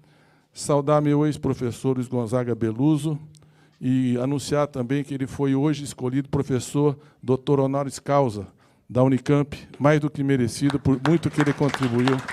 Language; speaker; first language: Portuguese; native; Portuguese